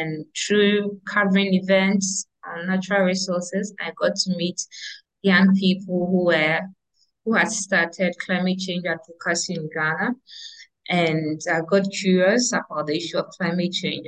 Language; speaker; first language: English; non-native, local second language; Ewe